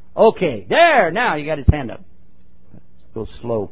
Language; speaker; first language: English; native; English